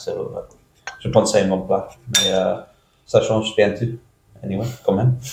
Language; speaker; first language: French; non-native, learner; English